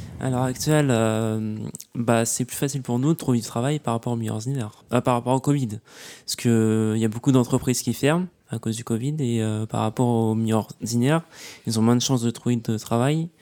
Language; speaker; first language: French; native; French